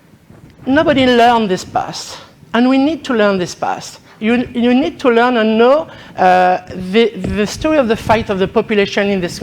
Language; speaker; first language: English; non-native, learner; French